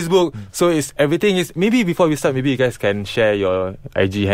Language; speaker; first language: English; non-native, local second language; Malay